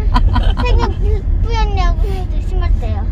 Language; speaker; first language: Korean; non-native, learner; Mizo